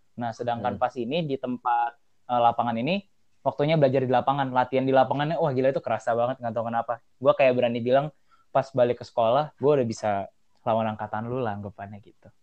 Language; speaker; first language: Indonesian; native; Indonesian